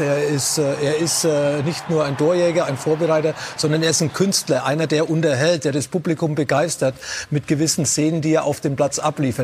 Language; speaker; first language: German; native; German